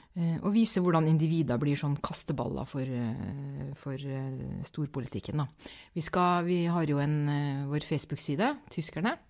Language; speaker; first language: Norwegian; native; Norwegian